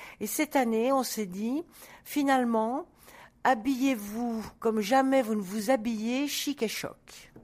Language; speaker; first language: French; native; French